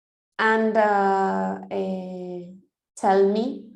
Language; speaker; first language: English; non-native, fluent; Spanish